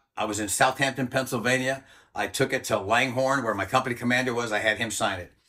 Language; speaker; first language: English; native; English